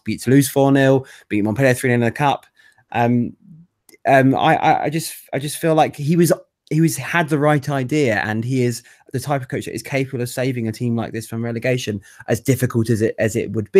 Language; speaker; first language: English; native; English